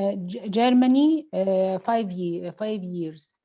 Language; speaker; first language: English; non-native, learner; Arabic